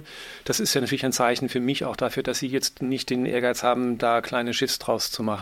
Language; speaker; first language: German; native; German